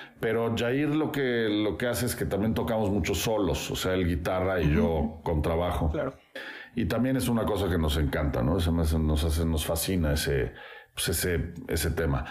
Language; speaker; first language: Spanish; native; Spanish